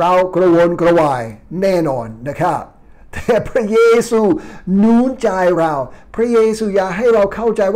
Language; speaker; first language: Thai; non-native, fluent; English